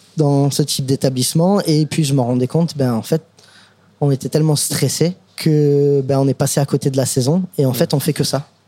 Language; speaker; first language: French; non-native, fluent; English